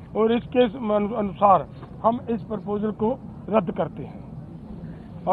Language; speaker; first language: Hindi; non-native, local second language; Punjabi